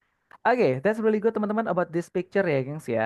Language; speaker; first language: English; non-native, fluent; Indonesian